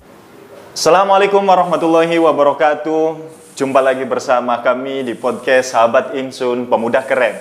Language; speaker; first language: Indonesian; native; Indonesian